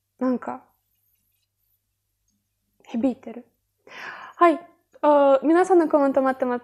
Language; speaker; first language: Japanese; non-native, fluent; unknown